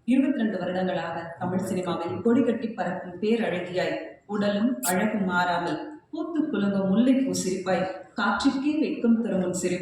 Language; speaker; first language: Tamil; native; Tamil